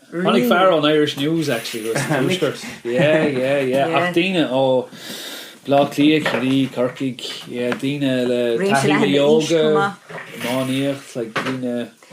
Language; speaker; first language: Irish; non-native, local second language; English